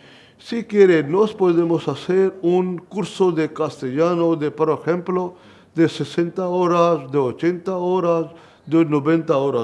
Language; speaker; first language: Spanish; non-native, learner; Punjabi